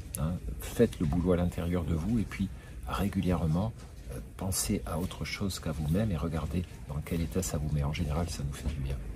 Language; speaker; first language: French; native; French